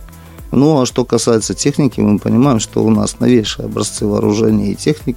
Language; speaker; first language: Russian; native; Russian